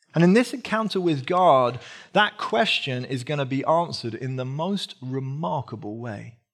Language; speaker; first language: English; native; English